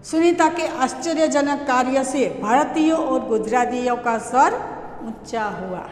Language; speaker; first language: Hindi; non-native, local second language; Gujarati